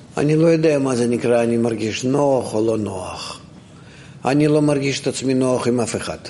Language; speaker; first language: Hebrew; non-native, fluent; Russian